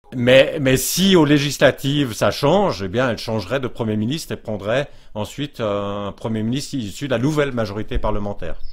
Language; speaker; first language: French; native; French